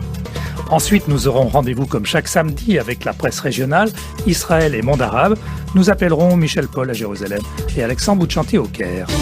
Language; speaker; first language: French; native; French